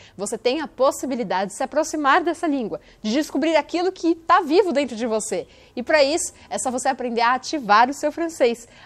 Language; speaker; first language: Portuguese; native; Portuguese